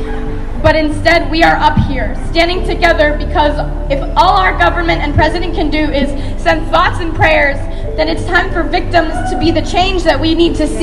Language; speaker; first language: English; native; English